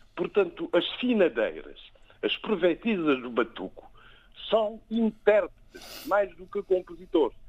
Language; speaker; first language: Portuguese; non-native, local second language; Kabuverdianu